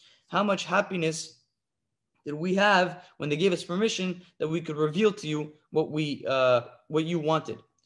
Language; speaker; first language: English; native; English